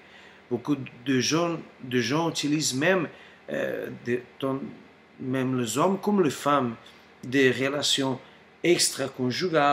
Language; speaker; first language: French; non-native, fluent; Portuguese